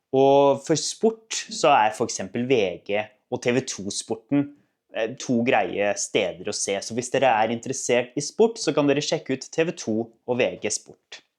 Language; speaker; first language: Norwegian; native; Norwegian